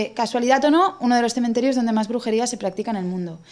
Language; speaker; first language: Spanish; non-native, local second language; Catalan